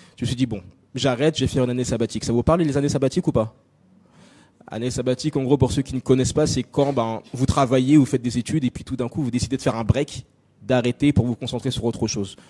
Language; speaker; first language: French; native; French